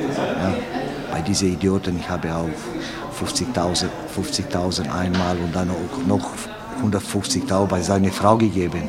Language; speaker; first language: German; non-native, learner; Romanian